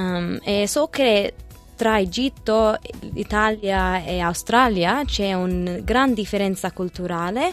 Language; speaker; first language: Italian; early bilingual, other home language; Arabic